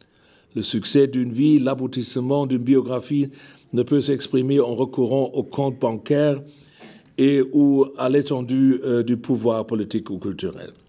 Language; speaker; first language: French; non-native, fluent; German